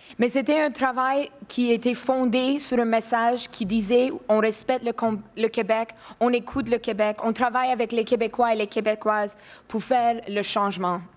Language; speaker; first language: French; non-native, local second language; English